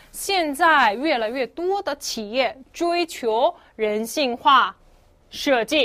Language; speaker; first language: Chinese; non-native, fluent; Korean